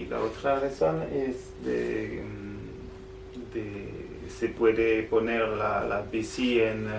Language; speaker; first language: Spanish; non-native, fluent; French